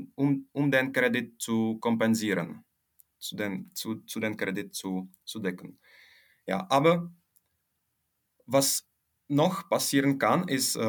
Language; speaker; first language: German; non-native, fluent; Czech